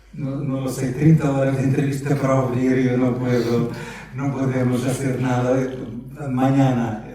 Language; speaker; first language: Spanish; non-native, fluent; Portuguese